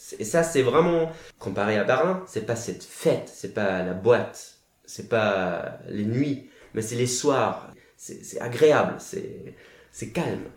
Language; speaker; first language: French; non-native, fluent; German